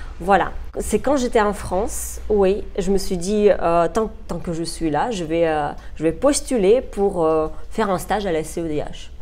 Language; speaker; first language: French; non-native, fluent; Russian